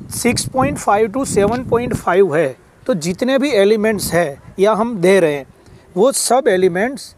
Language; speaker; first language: Hindi; non-native, local second language; Gujarati